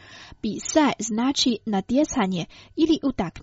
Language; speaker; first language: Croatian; non-native, fluent; Chinese